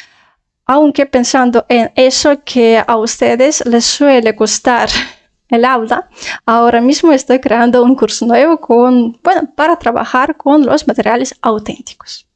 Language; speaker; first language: Spanish; non-native, fluent; Russian